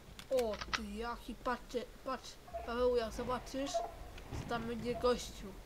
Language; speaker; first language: Polish; native; Polish